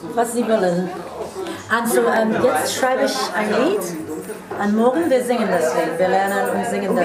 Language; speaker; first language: German; non-native, learner; English